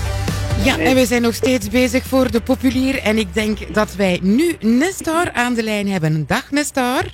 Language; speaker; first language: Dutch; native; Dutch